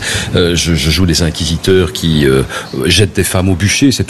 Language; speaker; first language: French; native; French